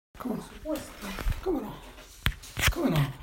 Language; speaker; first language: Italian; non-native, learner; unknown